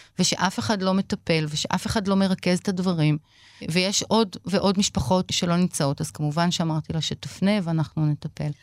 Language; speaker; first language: Hebrew; native; Hebrew